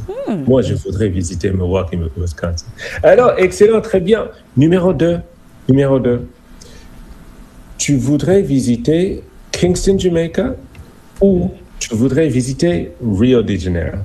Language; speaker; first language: French; non-native, fluent; English